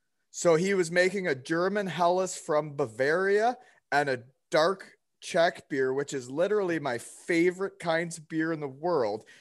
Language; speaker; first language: English; native; English